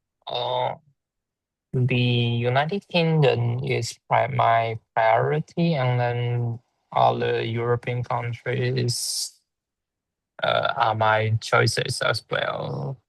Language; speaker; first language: English; non-native, learner; Chinese